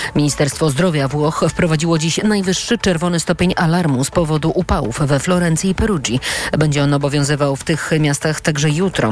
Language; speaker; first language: Polish; native; Polish